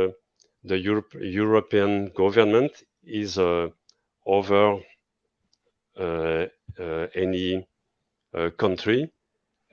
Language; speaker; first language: English; non-native, fluent; French